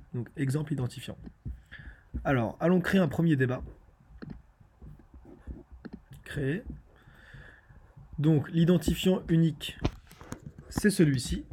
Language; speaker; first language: French; native; French